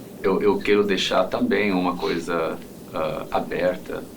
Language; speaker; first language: Portuguese; non-native, fluent; English